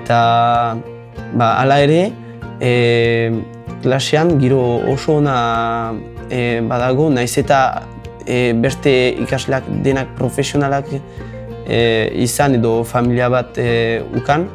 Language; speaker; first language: Basque; non-native, local second language; French